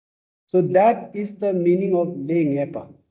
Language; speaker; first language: English; non-native, fluent; Tibetan